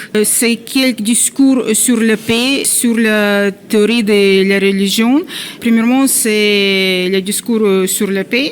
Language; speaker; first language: French; non-native, fluent; Ukrainian